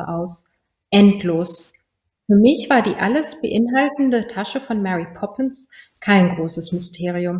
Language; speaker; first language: German; early bilingual, other home language; Persian